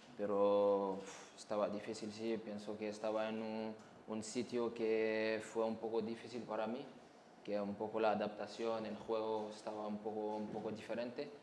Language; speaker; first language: Spanish; non-native, learner; French